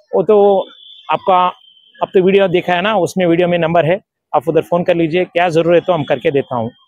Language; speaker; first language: Hindi; non-native, local second language; Kannada